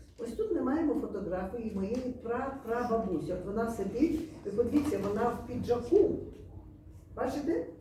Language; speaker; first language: Ukrainian; native; Ukrainian